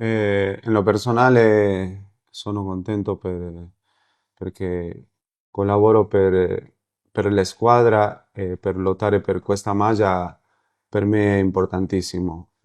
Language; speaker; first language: Italian; non-native, learner; Spanish